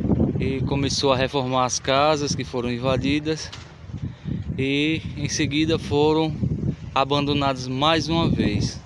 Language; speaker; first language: Portuguese; native; Portuguese